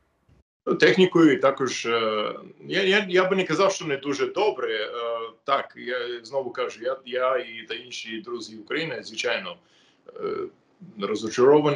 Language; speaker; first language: Ukrainian; non-native, fluent; English